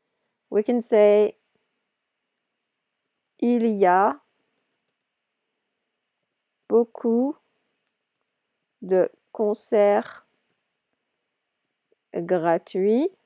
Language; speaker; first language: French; non-native, fluent; English